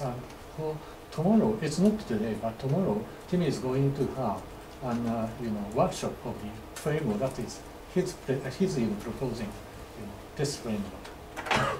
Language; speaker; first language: English; non-native, fluent; Japanese